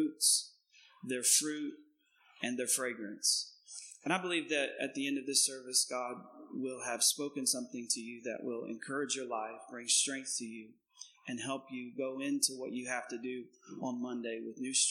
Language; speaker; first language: English; native; English